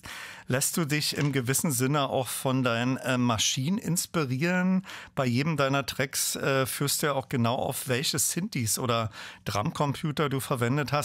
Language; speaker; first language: German; native; German